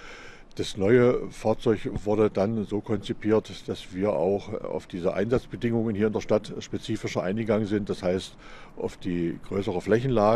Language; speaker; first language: German; native; German